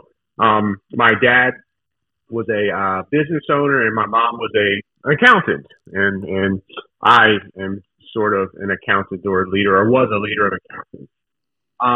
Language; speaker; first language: English; native; English